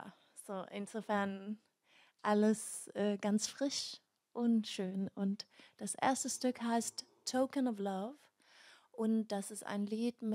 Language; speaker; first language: German; non-native, fluent; Danish